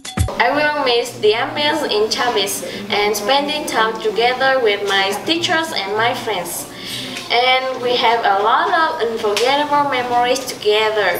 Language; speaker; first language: English; non-native, learner; Vietnamese